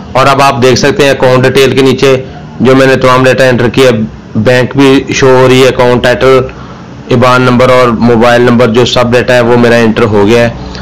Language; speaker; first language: Urdu; non-native, local second language; Punjabi